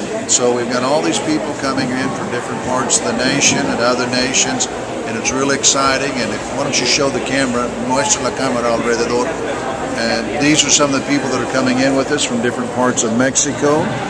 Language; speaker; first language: English; native; English